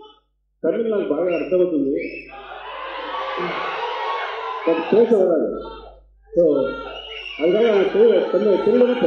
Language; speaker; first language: Tamil; non-native, learner; Telugu